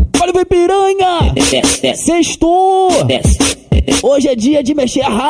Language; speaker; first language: Portuguese; native; Portuguese